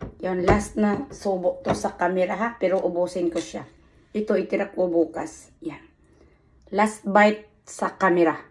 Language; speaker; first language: Filipino; non-native, local second language; Cebuano